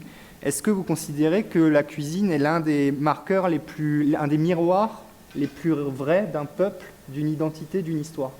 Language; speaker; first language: French; native; French